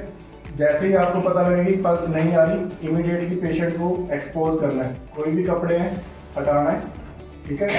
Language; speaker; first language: Hindi; native; Hindi